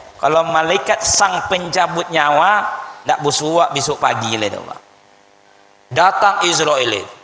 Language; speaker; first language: Malay; native; Malay